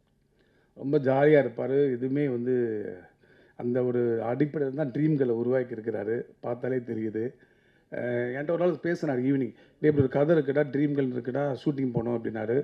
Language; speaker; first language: Tamil; native; Tamil